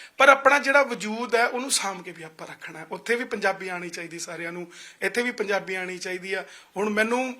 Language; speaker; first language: Punjabi; non-native, local second language; Hindi